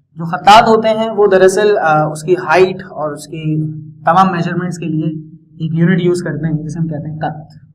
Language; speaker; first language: Urdu; native; Urdu